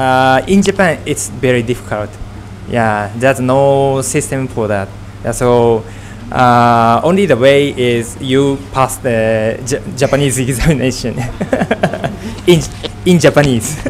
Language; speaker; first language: English; non-native, fluent; Japanese